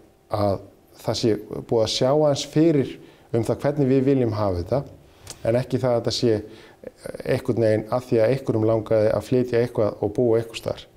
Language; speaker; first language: Icelandic; native; Icelandic